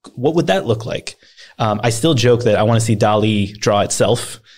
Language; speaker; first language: English; early bilingual, other home language; Swedish